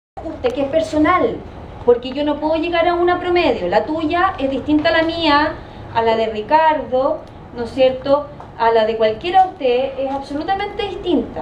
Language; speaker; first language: Spanish; native; Spanish